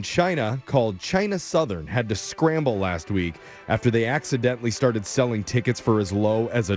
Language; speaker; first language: English; native; English